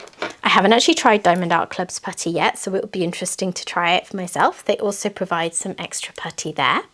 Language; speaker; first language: English; native; English